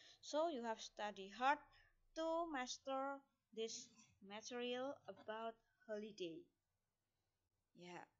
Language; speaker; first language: English; non-native, fluent; Indonesian